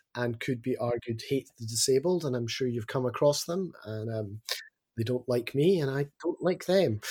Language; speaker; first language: English; native; English